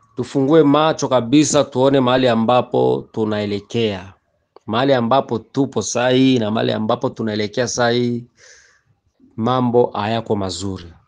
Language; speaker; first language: Swahili; native; Swahili